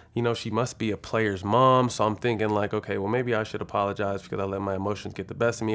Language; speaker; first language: English; native; English